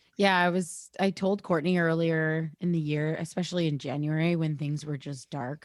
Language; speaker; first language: English; native; English